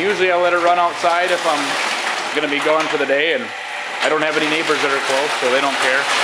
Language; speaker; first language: English; native; English